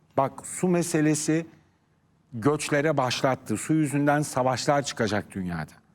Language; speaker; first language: Turkish; native; Turkish